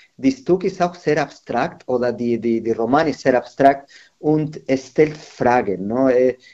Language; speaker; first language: German; non-native, learner; Spanish